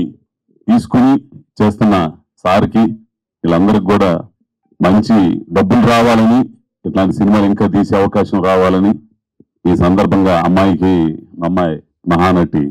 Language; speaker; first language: Telugu; native; Telugu